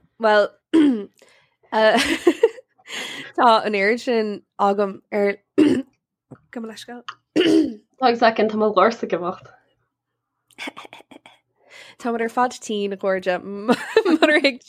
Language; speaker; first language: Irish; non-native, local second language; English